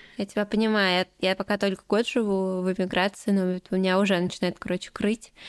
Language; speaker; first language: Russian; native; Russian